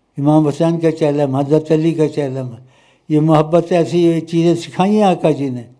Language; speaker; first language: Urdu; non-native, local second language; Pashto